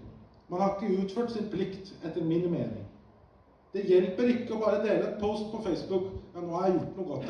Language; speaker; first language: Norwegian; early bilingual, other home language; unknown